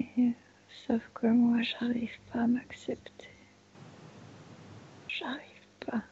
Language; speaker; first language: French; non-native, fluent; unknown